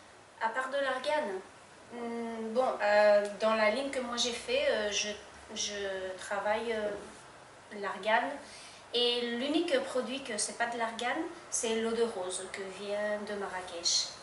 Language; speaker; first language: French; non-native, fluent; Spanish